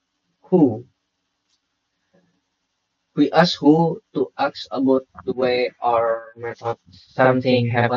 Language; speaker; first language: English; non-native, learner; Indonesian